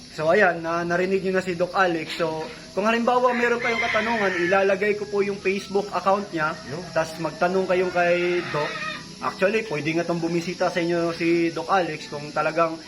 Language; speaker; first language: Filipino; native; Filipino